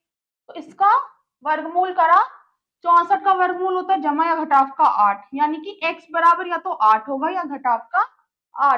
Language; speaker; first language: Hindi; native; Hindi